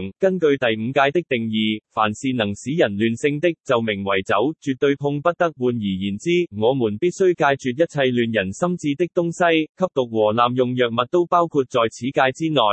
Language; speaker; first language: Chinese; non-native, local second language; Cantonese